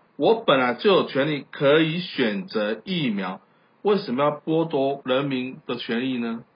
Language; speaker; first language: Chinese; native; Chinese